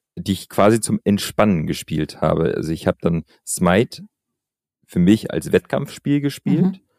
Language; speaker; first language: German; early bilingual, other home language; Albanian